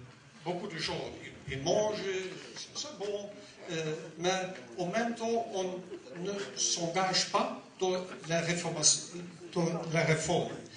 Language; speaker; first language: French; non-native, learner; Dutch